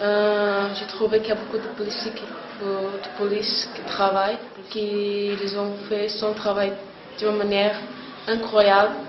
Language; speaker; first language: French; non-native, learner; Portuguese